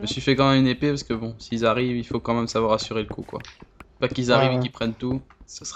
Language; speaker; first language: French; native; French